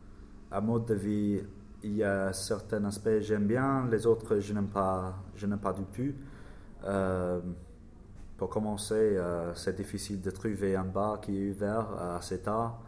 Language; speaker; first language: French; non-native, learner; English